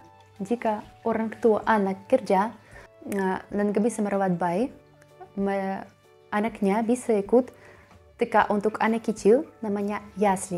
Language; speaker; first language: Indonesian; non-native, learner; Russian